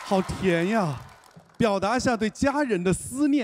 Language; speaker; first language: Chinese; native; Chinese